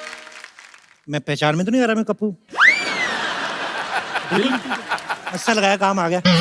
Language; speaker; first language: Hindi; native; Hindi